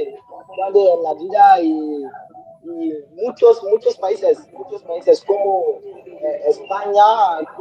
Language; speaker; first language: Spanish; non-native, learner; French